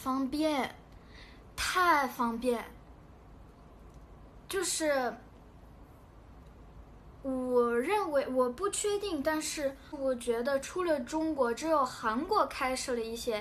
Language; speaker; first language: Chinese; non-native, fluent; Korean